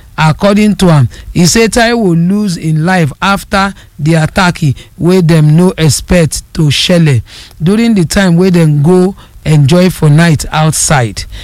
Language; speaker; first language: Nigerian Pidgin; non-native, local second language; Yoruba